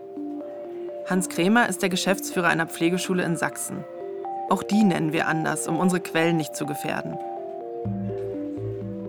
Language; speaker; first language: German; native; German